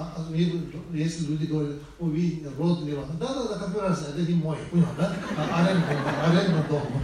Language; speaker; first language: Russian; non-native, fluent; Tibetan